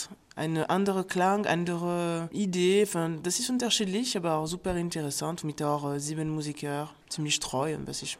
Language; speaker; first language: German; non-native, fluent; French